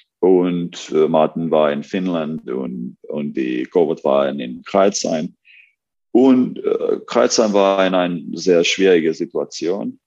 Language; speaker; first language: German; non-native, learner; Finnish